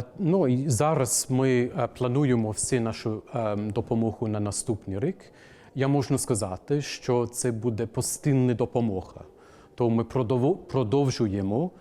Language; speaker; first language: Ukrainian; non-native, fluent; English